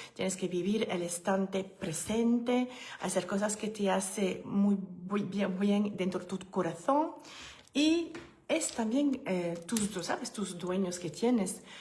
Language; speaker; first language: Spanish; non-native, learner; French